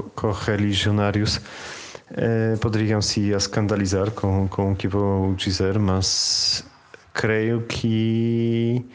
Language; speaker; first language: Portuguese; non-native, fluent; Polish